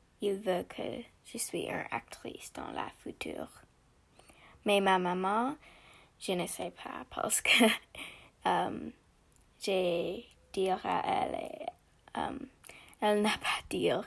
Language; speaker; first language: French; non-native, learner; English